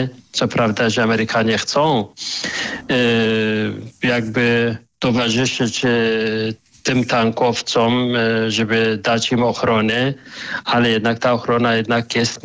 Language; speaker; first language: Polish; non-native, fluent; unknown